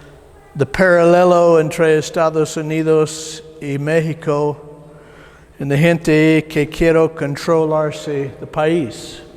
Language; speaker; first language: Spanish; non-native, learner; English